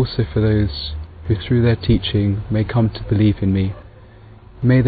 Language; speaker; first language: English; native; English